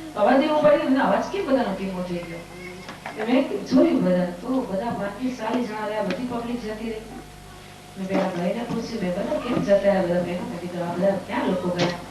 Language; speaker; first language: Gujarati; non-native, local second language; Kachhi